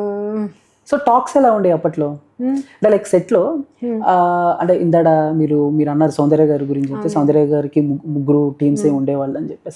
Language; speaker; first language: Telugu; native; Telugu